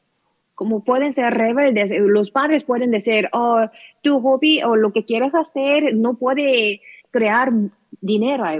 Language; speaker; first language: Spanish; non-native, learner; Korean